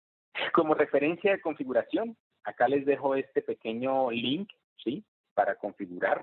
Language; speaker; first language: Spanish; native; Spanish